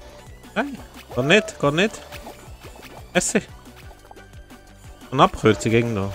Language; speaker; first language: German; native; German